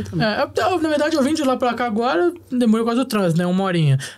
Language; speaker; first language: Portuguese; native; Portuguese